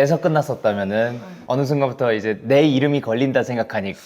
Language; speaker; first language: Korean; native; Korean